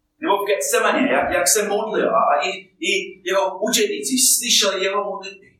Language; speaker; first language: Czech; non-native, fluent; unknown